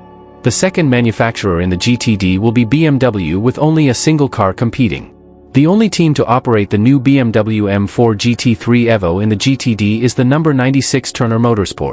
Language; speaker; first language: English; non-native, fluent; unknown